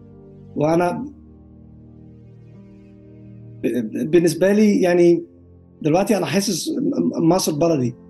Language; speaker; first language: Arabic; non-native, learner; Dutch